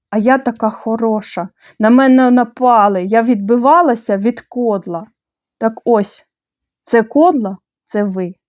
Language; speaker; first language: Ukrainian; non-native, fluent; Bulgarian